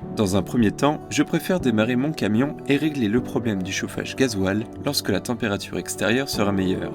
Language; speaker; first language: French; native; French